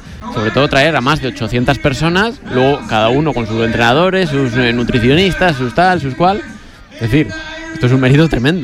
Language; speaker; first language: Spanish; native; Spanish